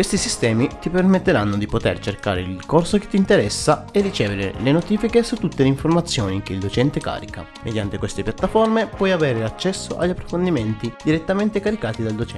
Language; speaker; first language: Italian; native; Italian